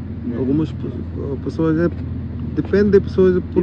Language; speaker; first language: Portuguese; non-native, learner; Punjabi